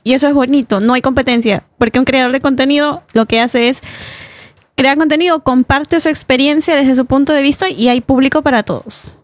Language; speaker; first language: Spanish; native; Spanish